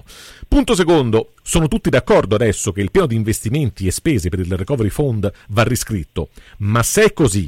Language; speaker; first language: Italian; native; Italian